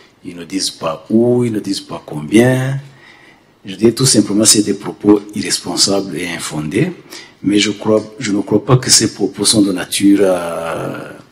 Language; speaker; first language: French; non-native, local second language; Kinyarwanda